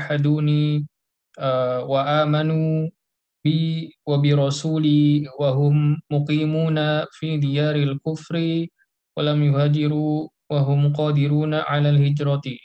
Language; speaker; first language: Arabic; non-native, learner; Indonesian